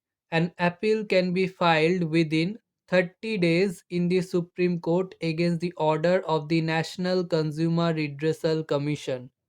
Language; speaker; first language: English; non-native, local second language; Bangla